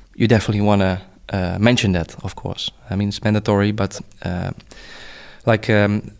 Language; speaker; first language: English; non-native, fluent; Dutch